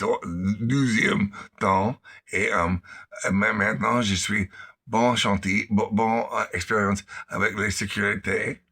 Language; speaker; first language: French; non-native, learner; English